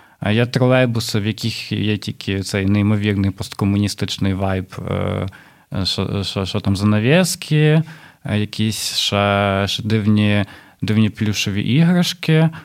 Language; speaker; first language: Ukrainian; non-native, local second language; Russian